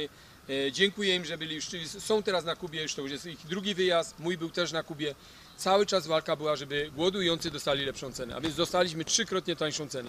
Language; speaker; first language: Polish; native; Polish